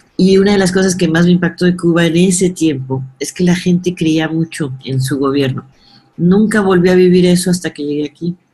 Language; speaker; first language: Spanish; native; Spanish